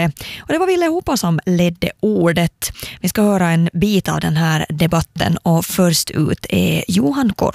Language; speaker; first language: Swedish; native; Swedish